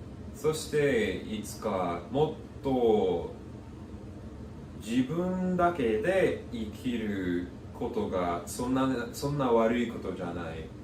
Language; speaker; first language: Japanese; non-native, fluent; English